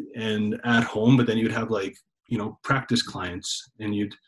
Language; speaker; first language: English; native; English